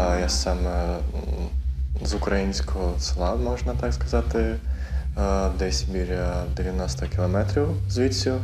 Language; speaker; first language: Ukrainian; early bilingual, heritage; Ukrainian